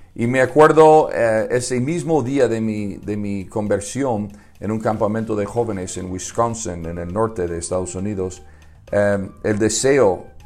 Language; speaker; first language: Spanish; non-native, fluent; English